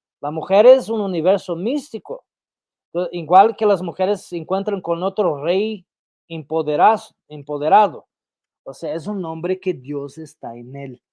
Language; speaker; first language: Spanish; non-native, fluent; Portuguese